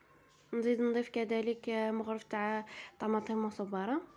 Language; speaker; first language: Arabic; native; Arabic